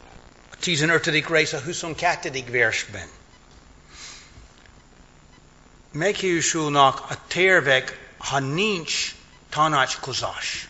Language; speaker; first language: Hungarian; non-native, fluent; English